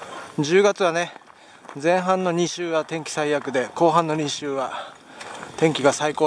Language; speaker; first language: Japanese; native; Japanese